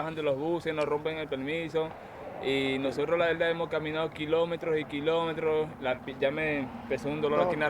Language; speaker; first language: Spanish; native; Spanish